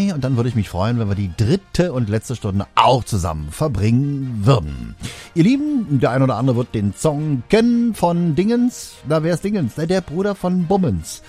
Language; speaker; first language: German; native; German